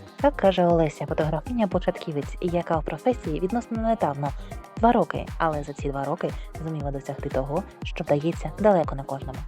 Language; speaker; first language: Ukrainian; native; Ukrainian